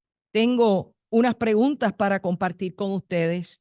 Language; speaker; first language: Spanish; native; Spanish